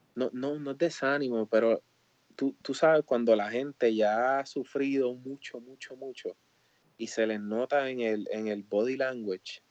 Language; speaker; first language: Spanish; native; Spanish